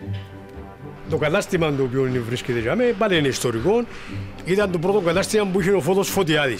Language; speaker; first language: Greek; native; Greek